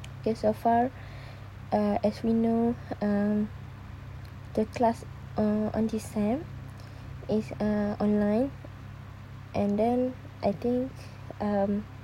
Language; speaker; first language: English; non-native, learner; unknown